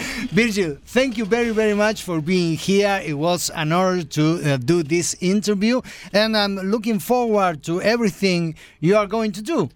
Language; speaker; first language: English; non-native, fluent; Spanish